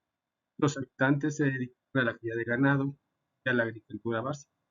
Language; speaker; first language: Spanish; native; Spanish